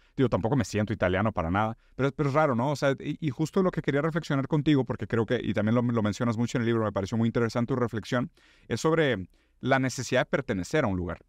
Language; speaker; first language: Spanish; non-native, fluent; Portuguese